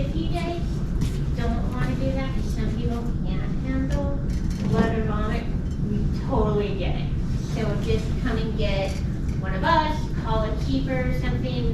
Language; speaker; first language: English; native; English